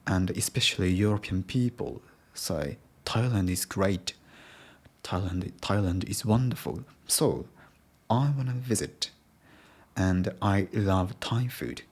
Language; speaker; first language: English; non-native, learner; Japanese